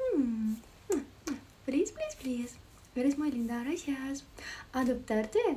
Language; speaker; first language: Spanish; non-native, learner; Ukrainian